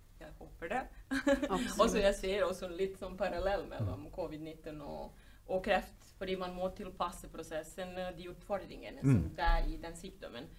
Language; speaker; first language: Norwegian; non-native, fluent; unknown